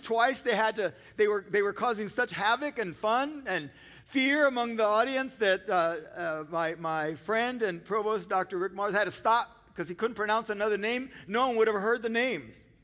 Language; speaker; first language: English; native; English